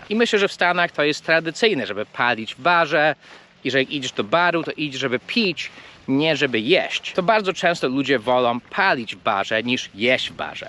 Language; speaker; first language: Polish; early bilingual, heritage; Polish